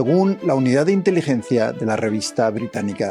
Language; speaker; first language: Spanish; native; Spanish